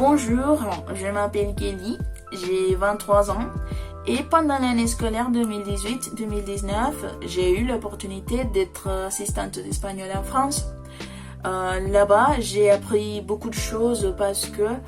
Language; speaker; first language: French; non-native, fluent; Spanish